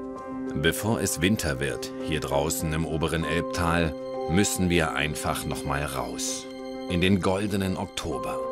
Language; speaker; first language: German; native; German